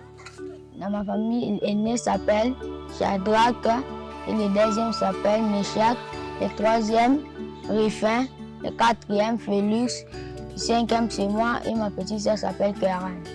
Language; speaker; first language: French; non-native, local second language; Lingala